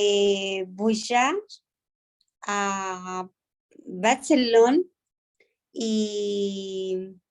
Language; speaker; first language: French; non-native, learner; Spanish